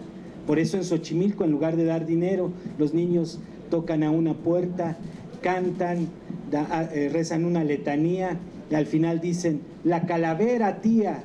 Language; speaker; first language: Spanish; native; Spanish